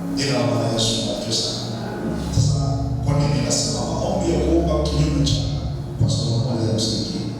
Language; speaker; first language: Swahili; non-native, local second language; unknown